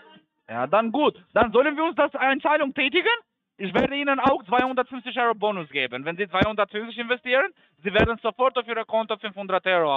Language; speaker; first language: German; non-native, fluent; Albanian